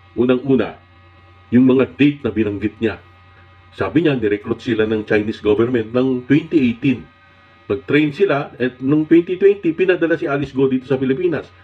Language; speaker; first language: Filipino; non-native, local second language; Iloko